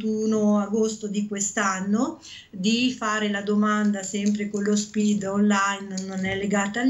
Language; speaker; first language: Italian; native; Italian